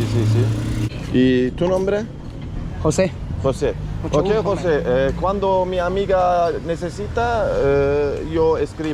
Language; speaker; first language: Spanish; non-native, learner; Turkish